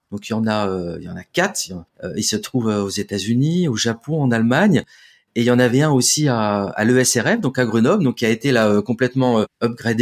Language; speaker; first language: French; native; French